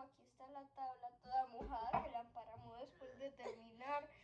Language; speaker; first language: Spanish; native; Spanish